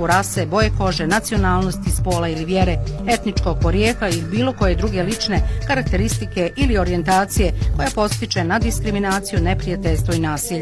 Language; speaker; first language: Bosnian; native; Bosnian